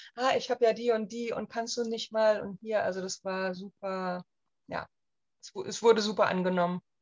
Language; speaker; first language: German; native; German